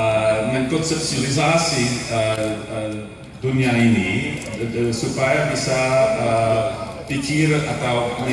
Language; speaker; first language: Indonesian; non-native, fluent; English